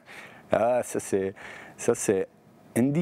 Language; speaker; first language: French; non-native, learner; Bosnian